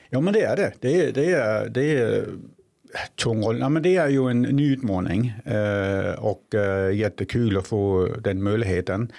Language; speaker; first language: Swedish; non-native, fluent; Danish